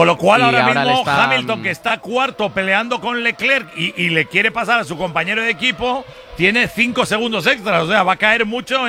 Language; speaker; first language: Spanish; native; Spanish